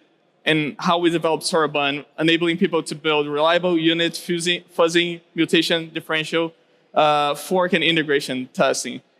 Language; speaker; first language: English; non-native, local second language; Portuguese